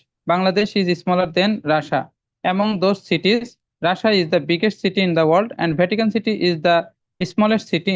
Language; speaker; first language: English; non-native, learner; Bangla